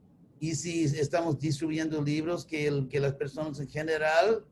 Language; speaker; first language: Spanish; non-native, fluent; English